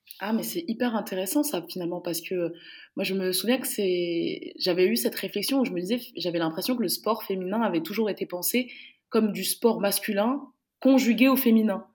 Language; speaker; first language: French; native; French